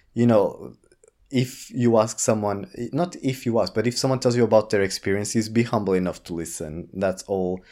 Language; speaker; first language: English; non-native, fluent; Portuguese